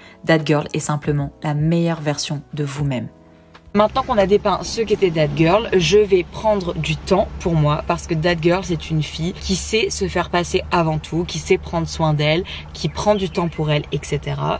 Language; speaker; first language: French; native; French